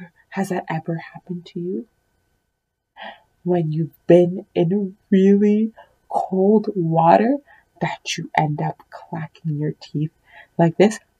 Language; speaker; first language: English; early bilingual, other home language; French